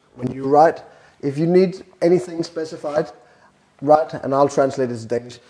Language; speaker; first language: English; non-native, fluent; Danish